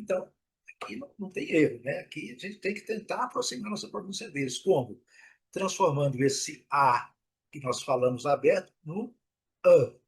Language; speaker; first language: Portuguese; native; Portuguese